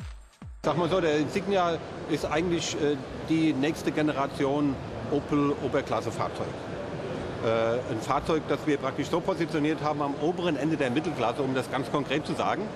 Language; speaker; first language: German; native; German